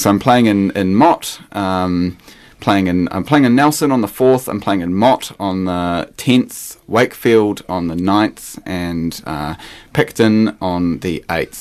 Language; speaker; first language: English; native; English